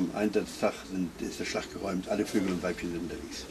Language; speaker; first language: German; native; German